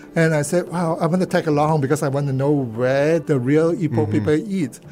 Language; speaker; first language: English; non-native, local second language; Cantonese